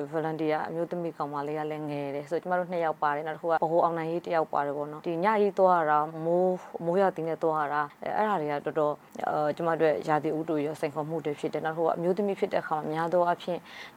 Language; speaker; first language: Burmese; native; Burmese